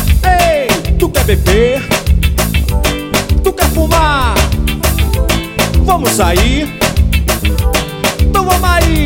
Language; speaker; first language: Portuguese; native; Portuguese